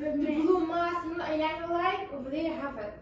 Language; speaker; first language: English; non-native, learner; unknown